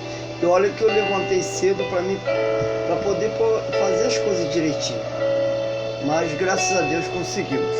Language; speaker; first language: Portuguese; native; Portuguese